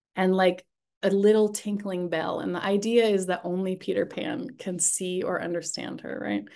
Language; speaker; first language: English; native; English